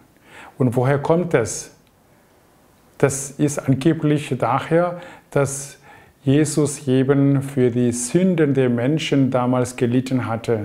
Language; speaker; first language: German; non-native, fluent; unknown